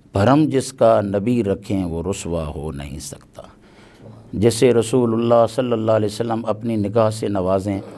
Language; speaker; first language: Urdu; non-native, local second language; Punjabi